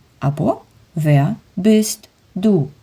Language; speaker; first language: German; non-native, fluent; Ukrainian